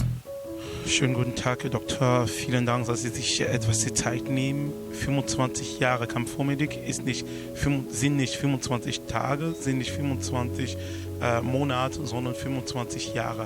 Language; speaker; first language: German; non-native, fluent; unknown